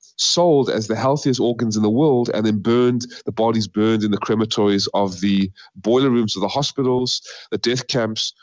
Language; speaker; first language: English; native; English